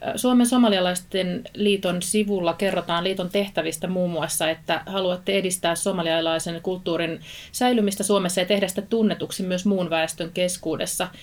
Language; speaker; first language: Finnish; native; Finnish